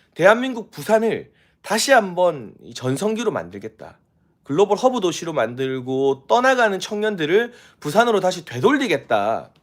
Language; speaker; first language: Korean; native; Korean